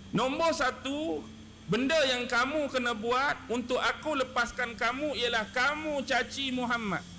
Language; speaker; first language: Malay; native; Malay